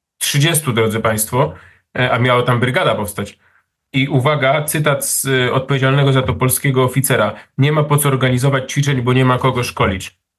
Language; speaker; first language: Polish; native; Polish